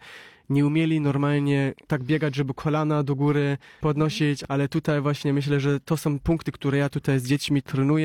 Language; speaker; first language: Polish; early bilingual, heritage; Polish